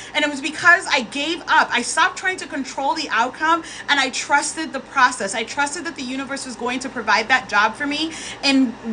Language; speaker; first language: English; native; English